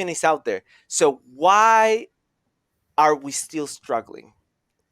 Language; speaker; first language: English; non-native, fluent; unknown